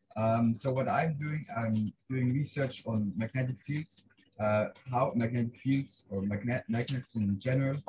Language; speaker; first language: English; non-native, fluent; Swiss German